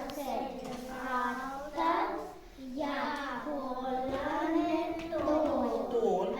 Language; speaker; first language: Estonian; non-native, local second language; Russian